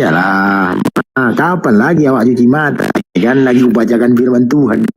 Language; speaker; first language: Indonesian; native; Indonesian